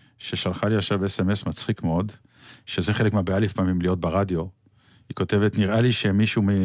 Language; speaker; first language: Hebrew; native; Hebrew